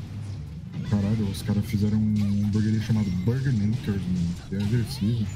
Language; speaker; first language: Portuguese; native; Portuguese